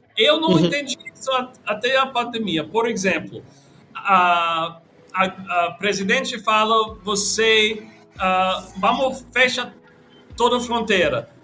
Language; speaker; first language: Portuguese; non-native, learner; English